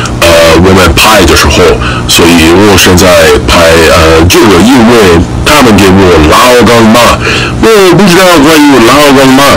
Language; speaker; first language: Chinese; non-native, learner; English